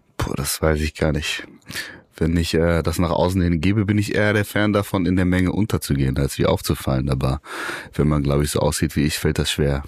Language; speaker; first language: German; early bilingual, other home language; Tigrinya